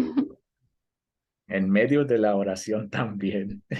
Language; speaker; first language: Spanish; early bilingual, heritage; Spanish